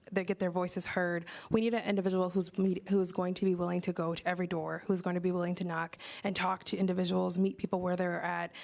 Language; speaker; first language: English; native; English